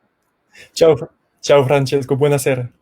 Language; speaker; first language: Italian; non-native, learner; French